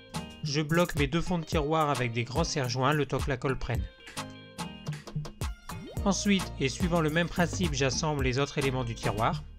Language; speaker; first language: French; native; French